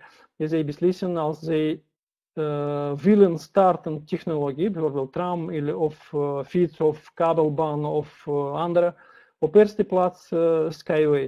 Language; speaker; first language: Dutch; non-native, learner; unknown